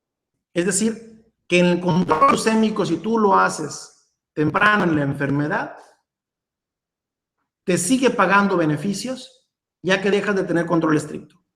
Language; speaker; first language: Spanish; native; Spanish